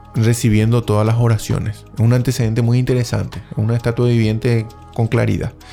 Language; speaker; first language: Spanish; native; Spanish